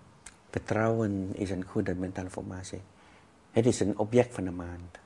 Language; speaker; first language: Dutch; non-native, fluent; Vietnamese